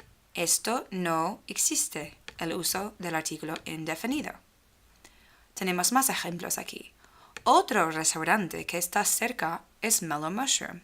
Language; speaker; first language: Spanish; non-native, fluent; English